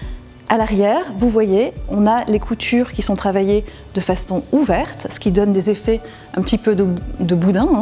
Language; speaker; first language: French; native; French